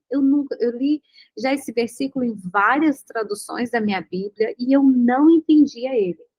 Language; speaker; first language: Portuguese; native; Portuguese